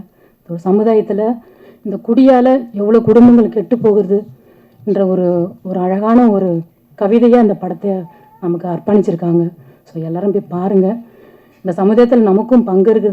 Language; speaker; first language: Tamil; native; Tamil